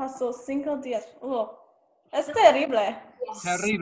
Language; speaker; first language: Spanish; non-native, learner; English